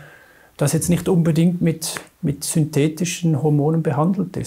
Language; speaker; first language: German; native; German